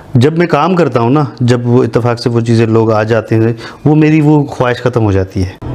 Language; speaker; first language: Urdu; non-native, local second language; Sindhi